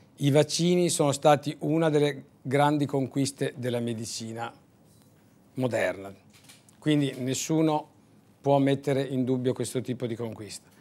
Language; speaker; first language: Italian; native; Italian